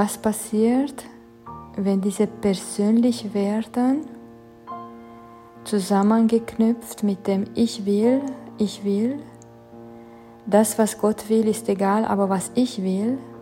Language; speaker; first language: German; non-native, fluent; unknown